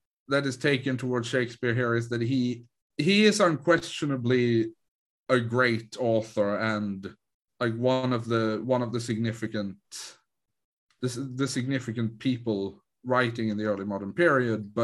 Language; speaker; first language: English; non-native, fluent; Swedish